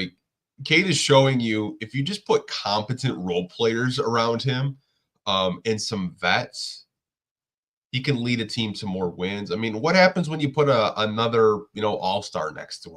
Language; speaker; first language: English; native; English